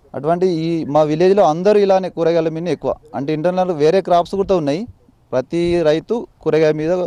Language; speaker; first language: Telugu; native; Telugu